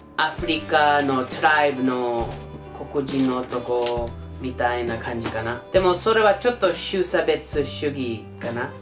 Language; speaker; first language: Japanese; non-native, fluent; English